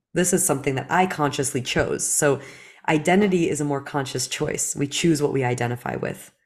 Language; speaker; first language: English; early bilingual, other home language; Russian